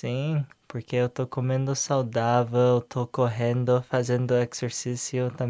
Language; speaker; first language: Portuguese; non-native, learner; English